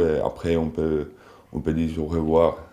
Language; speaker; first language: French; non-native, fluent; Czech